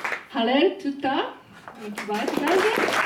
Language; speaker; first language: German; non-native, learner; Japanese